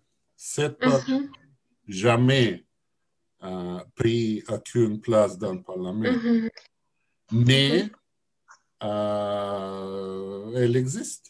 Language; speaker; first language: French; non-native, learner; Russian